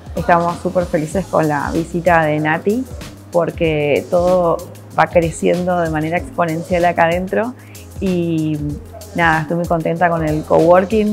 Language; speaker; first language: Spanish; native; Spanish